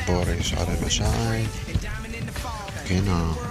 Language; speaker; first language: German; non-native, learner; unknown